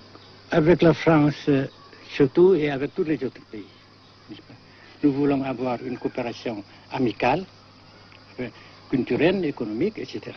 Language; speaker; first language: French; non-native, local second language; Vietnamese